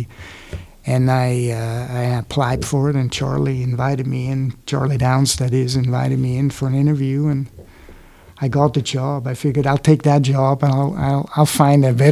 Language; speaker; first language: English; non-native, fluent; Swiss German